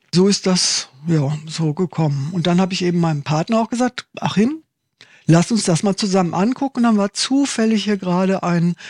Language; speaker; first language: German; native; German